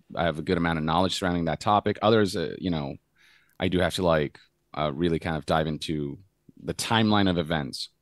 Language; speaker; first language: English; non-native, fluent; Spanish